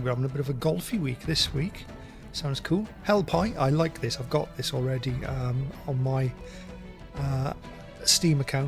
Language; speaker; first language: English; native; English